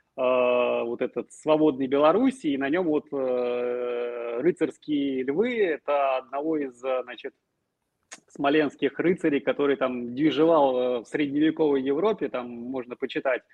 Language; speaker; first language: Russian; native; Russian